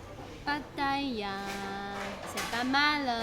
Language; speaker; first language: French; non-native, learner; Chinese